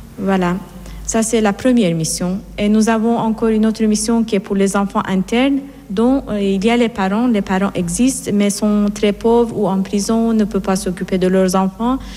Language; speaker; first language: French; non-native, fluent; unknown